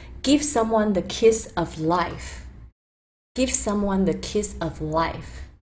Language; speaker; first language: English; early bilingual, other home language; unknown